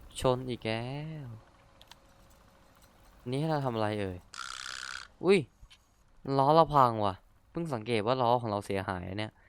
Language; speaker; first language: Thai; native; Thai